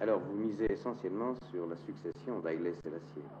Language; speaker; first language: French; native; French